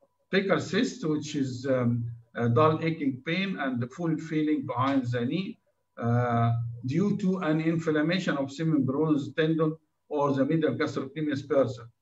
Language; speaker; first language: English; non-native, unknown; Arabic